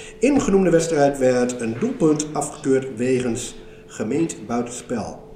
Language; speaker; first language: Dutch; native; Dutch